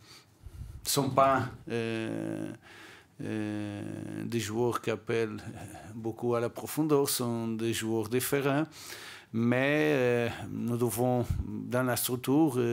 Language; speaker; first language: French; non-native, learner; Portuguese